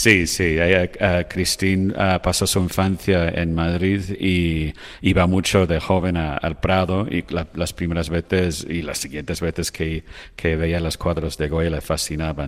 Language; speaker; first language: Spanish; non-native, fluent; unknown